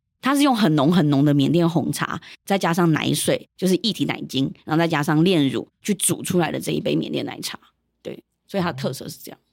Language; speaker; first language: Chinese; early bilingual, heritage; Chinese